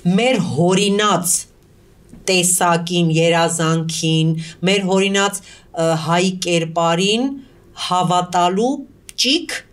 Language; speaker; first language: Armenian; early bilingual, heritage; Armenian